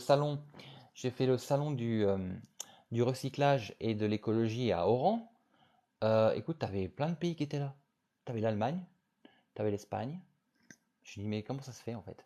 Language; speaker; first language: French; native; French